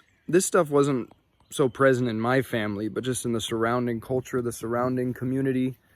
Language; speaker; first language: English; native; English